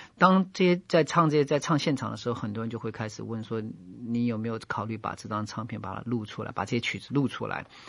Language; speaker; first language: Chinese; native; Chinese